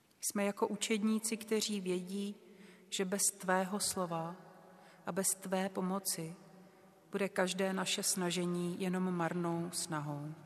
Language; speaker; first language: Czech; native; Czech